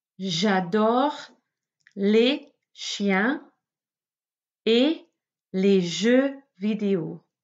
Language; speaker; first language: French; non-native, fluent; English